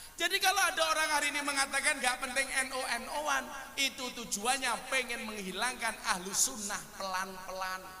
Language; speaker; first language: Indonesian; native; Indonesian